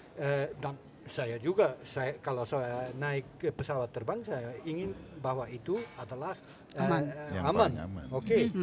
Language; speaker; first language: Indonesian; non-native, fluent; Dutch